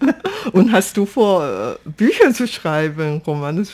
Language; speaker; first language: German; non-native, fluent; Chinese